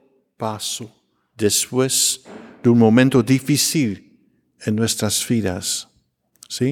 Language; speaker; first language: Spanish; non-native, fluent; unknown